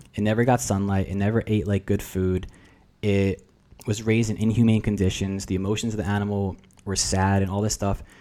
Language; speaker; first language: English; early bilingual, other home language; Russian